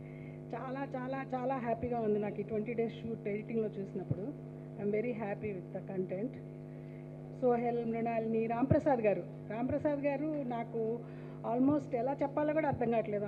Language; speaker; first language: Telugu; non-native, learner; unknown